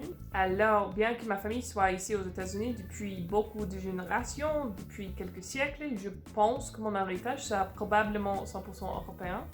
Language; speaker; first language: French; non-native, fluent; English